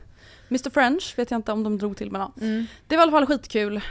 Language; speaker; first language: Swedish; native; Swedish